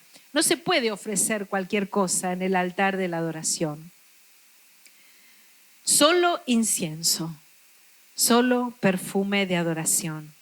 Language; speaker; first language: Spanish; native; Spanish